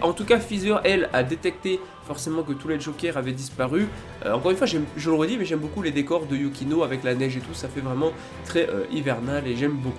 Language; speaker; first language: French; native; French